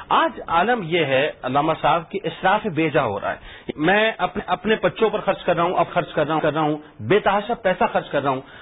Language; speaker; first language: Urdu; native; Urdu